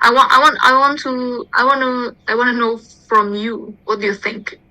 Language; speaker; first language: English; non-native, fluent; Indonesian